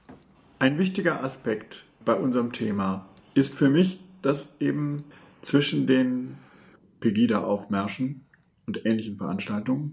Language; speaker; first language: German; native; German